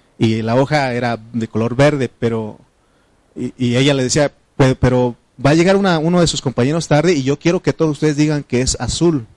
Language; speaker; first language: Spanish; non-native, local second language; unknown